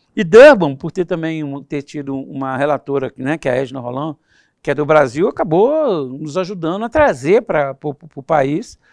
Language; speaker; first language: Portuguese; native; Portuguese